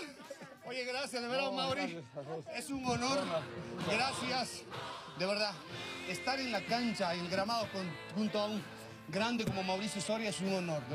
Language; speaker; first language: Spanish; native; Spanish